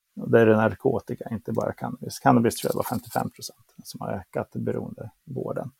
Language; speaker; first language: Swedish; native; Swedish